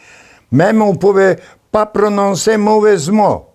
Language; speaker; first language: French; non-native, learner; Polish